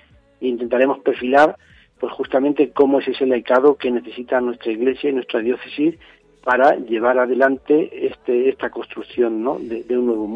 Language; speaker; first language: Spanish; native; Spanish